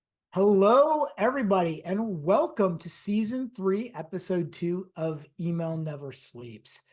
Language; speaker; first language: English; native; English